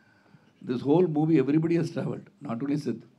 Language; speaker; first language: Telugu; non-native, learner; Tamil